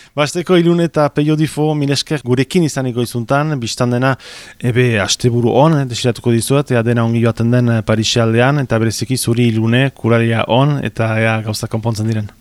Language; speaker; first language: Basque; native; Basque